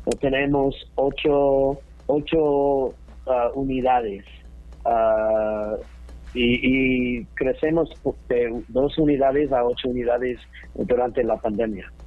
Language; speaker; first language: Spanish; non-native, learner; English